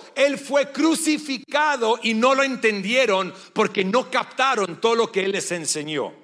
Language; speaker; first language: Spanish; non-native, fluent; English